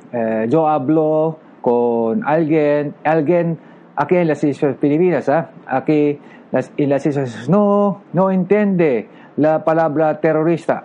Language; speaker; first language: Spanish; non-native, learner; Filipino